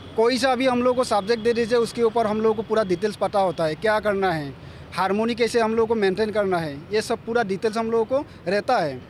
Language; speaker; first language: Hindi; non-native, local second language; Assamese